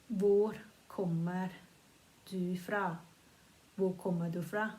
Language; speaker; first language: Norwegian; non-native, fluent; Thai